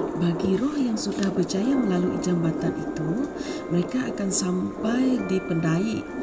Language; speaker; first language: Malay; non-native, local second language; Iban